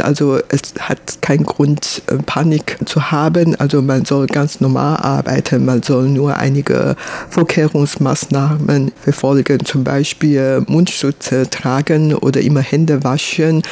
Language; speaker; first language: German; non-native, fluent; Chinese